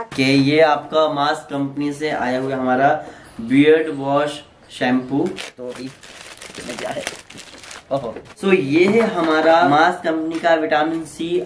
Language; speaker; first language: Hindi; native; Hindi